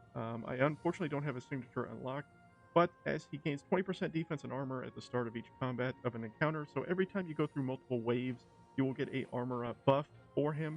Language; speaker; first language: English; native; English